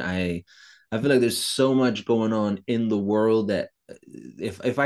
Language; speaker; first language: English; non-native, fluent; Italian